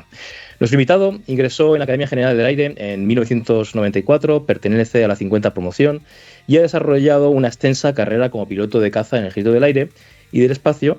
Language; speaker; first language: Spanish; native; Spanish